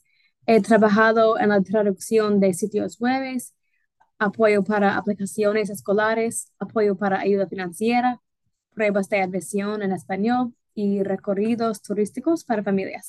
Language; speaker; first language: Spanish; non-native, fluent; English